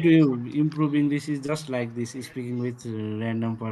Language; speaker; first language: English; non-native, fluent; Nepali